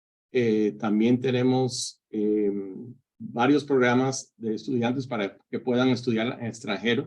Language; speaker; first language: Spanish; early bilingual, heritage; Spanish